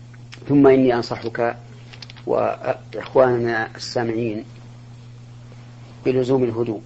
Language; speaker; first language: Arabic; native; Arabic